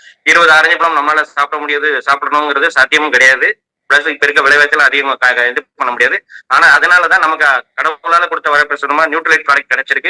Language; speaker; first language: Tamil; native; Tamil